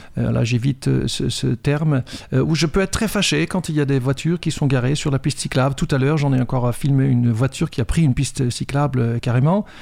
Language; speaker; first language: French; non-native, fluent; Dutch